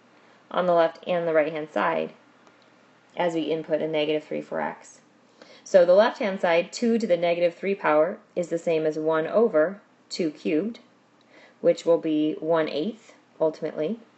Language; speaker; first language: English; native; English